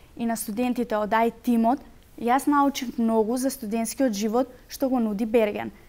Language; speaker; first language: Macedonian; native; Macedonian